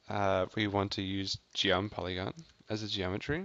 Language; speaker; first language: English; native; English